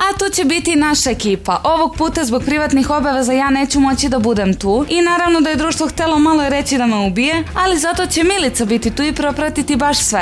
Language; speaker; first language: Serbian; native; Serbian